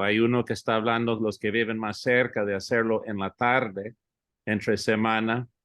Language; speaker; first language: Spanish; early bilingual, heritage; English